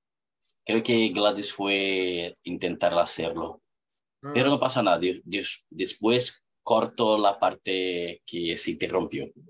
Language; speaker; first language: Spanish; non-native, fluent; Portuguese